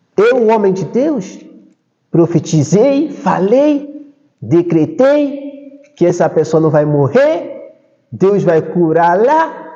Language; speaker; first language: Portuguese; non-native, fluent; Haitian Creole